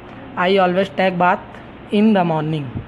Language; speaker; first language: English; non-native, learner; Hindi